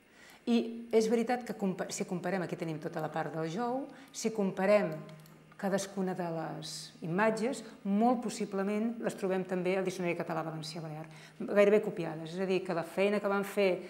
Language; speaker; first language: Catalan; native; Catalan